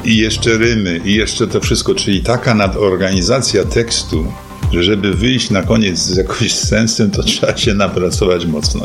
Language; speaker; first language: Polish; native; Polish